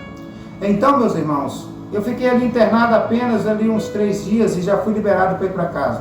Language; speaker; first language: Portuguese; native; Portuguese